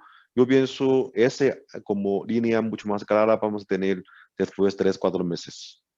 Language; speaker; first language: Spanish; non-native, learner; Chinese